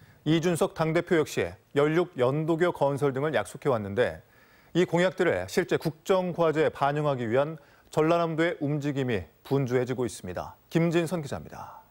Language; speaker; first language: Korean; native; Korean